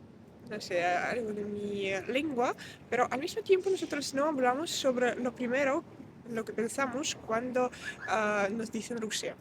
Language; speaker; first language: Spanish; non-native, fluent; Russian